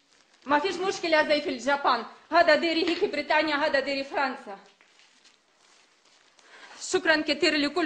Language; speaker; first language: Arabic; non-native, learner; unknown